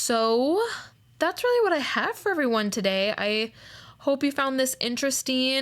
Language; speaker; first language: English; native; English